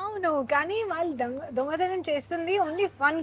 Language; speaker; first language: Telugu; non-native, learner; Hindi